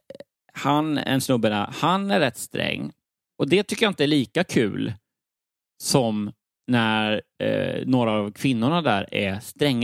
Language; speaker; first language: Swedish; native; Swedish